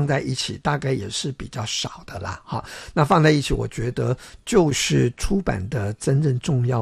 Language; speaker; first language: Chinese; non-native, local second language; Min Nan Chinese